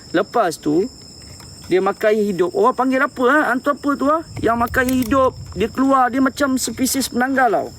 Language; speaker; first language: Malay; native; Malay